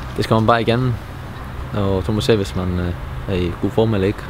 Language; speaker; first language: Danish; non-native, fluent; Icelandic